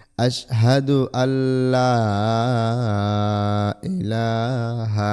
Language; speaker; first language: Arabic; non-native, learner; Bangla